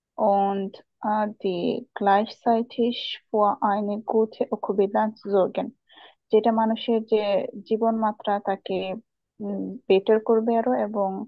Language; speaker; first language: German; non-native, learner; Bangla